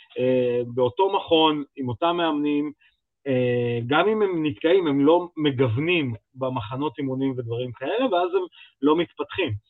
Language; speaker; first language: Hebrew; early bilingual, other home language; Russian